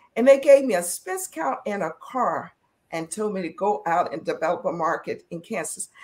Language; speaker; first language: English; native; English